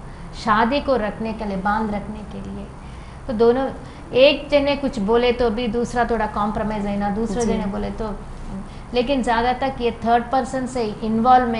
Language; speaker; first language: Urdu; non-native, local second language; Telugu